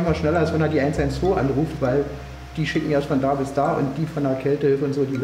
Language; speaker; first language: German; native; German